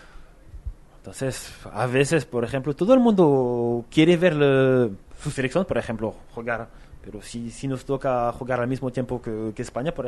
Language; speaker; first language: Spanish; non-native, fluent; French